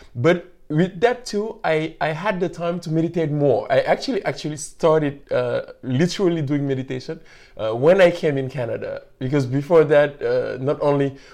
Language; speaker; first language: English; non-native, fluent; Wolof